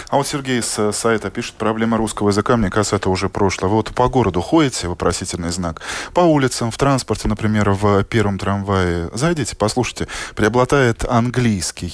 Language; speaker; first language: Russian; native; Russian